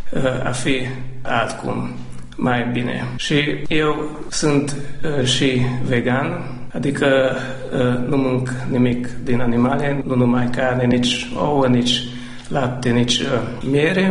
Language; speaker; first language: Romanian; non-native, local second language; Hungarian